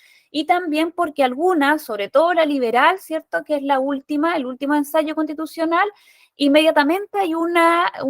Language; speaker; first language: Spanish; native; Spanish